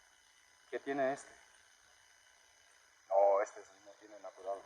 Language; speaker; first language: Spanish; non-native, learner; English